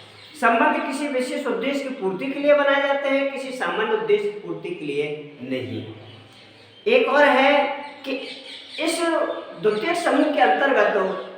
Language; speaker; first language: Hindi; native; Hindi